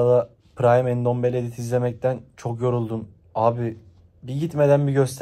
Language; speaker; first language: Turkish; native; Turkish